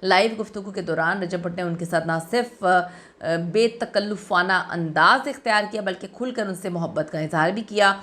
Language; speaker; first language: Urdu; native; Urdu